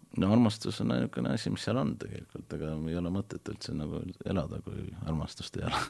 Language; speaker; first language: Estonian; early bilingual, heritage; Estonian